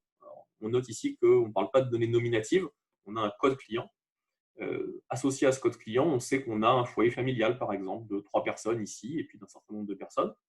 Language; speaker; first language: French; native; French